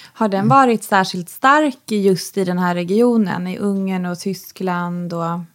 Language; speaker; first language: Swedish; native; Swedish